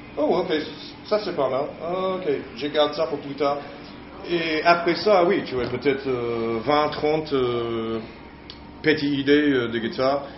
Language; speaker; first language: French; non-native, learner; English